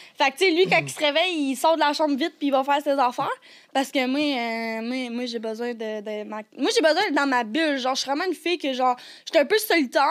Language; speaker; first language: French; native; French